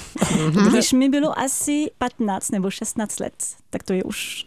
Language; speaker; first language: Czech; non-native, fluent; French